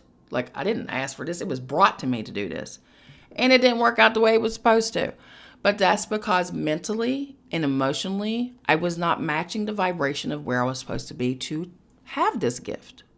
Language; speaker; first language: English; native; English